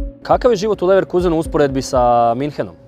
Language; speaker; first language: Croatian; native; Croatian